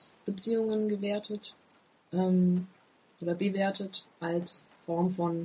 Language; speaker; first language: German; native; German